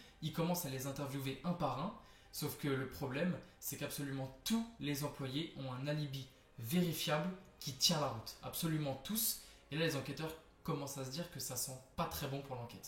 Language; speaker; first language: French; native; French